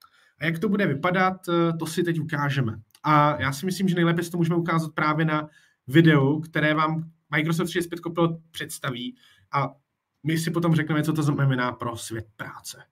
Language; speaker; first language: Czech; native; Czech